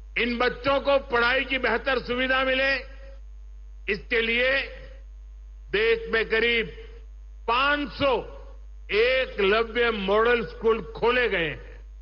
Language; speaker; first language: Hindi; non-native, local second language; Gujarati